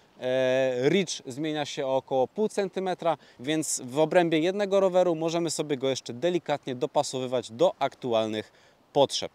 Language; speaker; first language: Polish; native; Polish